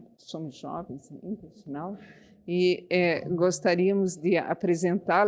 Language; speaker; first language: Portuguese; native; Portuguese